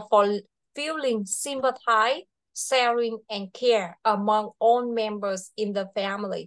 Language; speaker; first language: English; non-native, fluent; Vietnamese